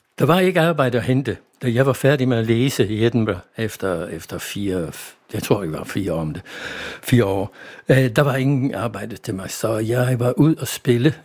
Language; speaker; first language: Danish; non-native, fluent; English